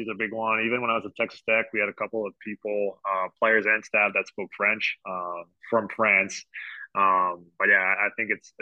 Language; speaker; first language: English; non-native, fluent; French